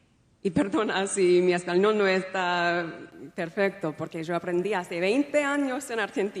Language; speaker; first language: Spanish; non-native, fluent; English